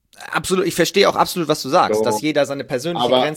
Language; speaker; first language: German; native; German